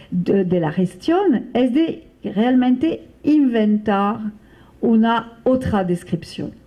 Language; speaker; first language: Spanish; non-native, fluent; French